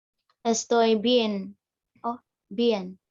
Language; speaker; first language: Spanish; non-native, learner; Indonesian